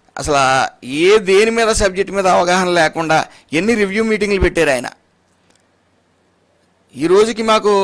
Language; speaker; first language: Telugu; native; Telugu